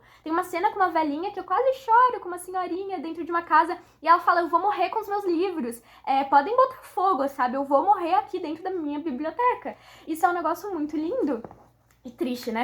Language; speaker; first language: Portuguese; native; Portuguese